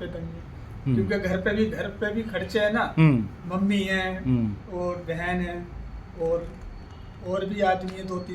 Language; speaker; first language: Hindi; native; Hindi